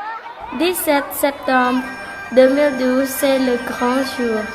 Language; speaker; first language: French; non-native, learner; Khmer